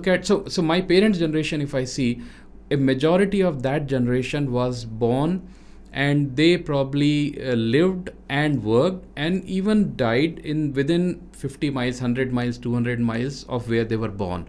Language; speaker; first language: English; non-native, local second language; Hindi